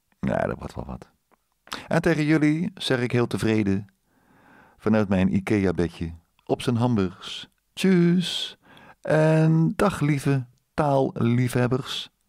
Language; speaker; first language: Dutch; native; Dutch